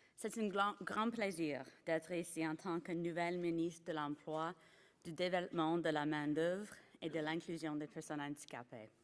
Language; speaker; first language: French; non-native, local second language; English